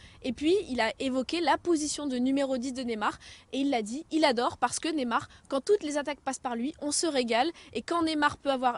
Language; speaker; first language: French; native; French